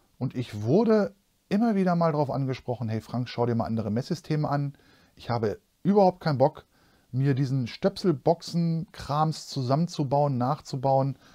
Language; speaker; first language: German; native; German